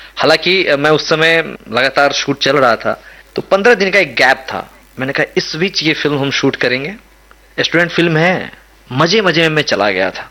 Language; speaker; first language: Hindi; non-native, local second language; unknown